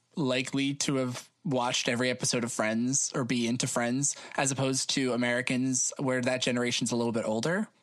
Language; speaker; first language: English; native; English